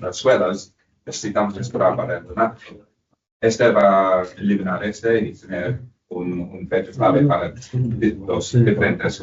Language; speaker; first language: Spanish; non-native, fluent; English